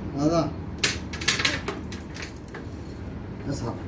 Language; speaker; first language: Arabic; non-native, learner; Urdu